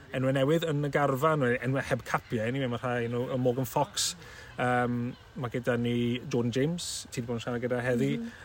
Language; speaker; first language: Welsh; native; Welsh